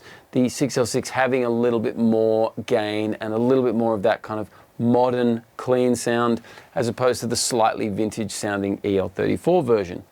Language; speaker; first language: English; native; English